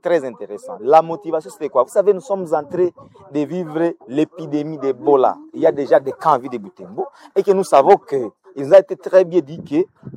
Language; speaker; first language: French; non-native, local second language; Nande